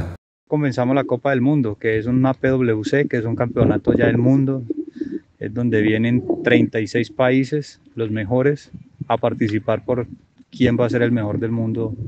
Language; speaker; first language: Spanish; native; Spanish